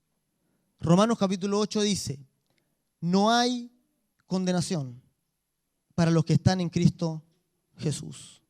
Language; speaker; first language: Spanish; native; Spanish